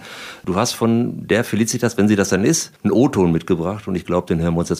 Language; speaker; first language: German; native; German